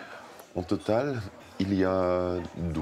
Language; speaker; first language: French; non-native, fluent; German